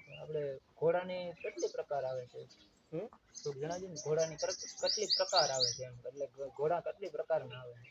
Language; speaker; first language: Gujarati; native; Gujarati